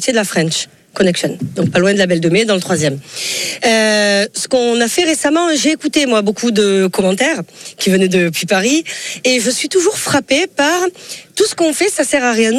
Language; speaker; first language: French; native; French